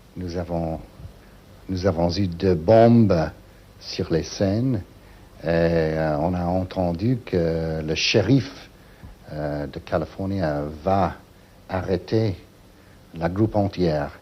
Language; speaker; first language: French; non-native, learner; English